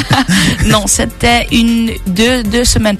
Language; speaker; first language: French; non-native, local second language; Dutch